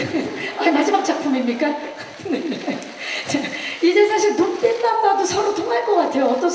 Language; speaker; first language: Korean; native; Korean